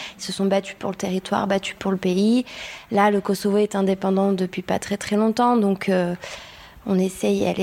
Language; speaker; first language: French; non-native, fluent; Spanish